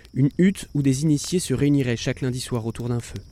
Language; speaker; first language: French; native; French